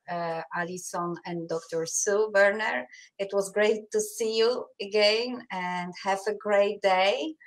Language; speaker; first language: English; non-native, fluent; Polish